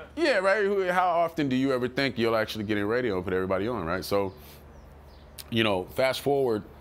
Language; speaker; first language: English; native; English